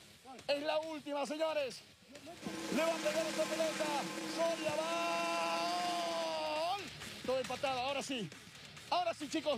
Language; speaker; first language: Spanish; native; Spanish